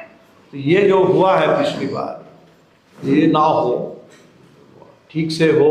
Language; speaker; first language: Hindi; native; Hindi